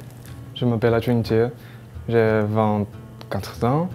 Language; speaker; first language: French; non-native, learner; Chinese